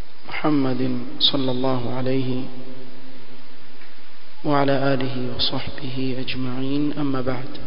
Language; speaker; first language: Arabic; non-native, fluent; Swahili